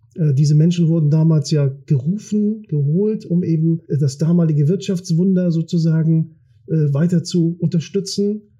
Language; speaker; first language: German; early bilingual, other home language; Turkish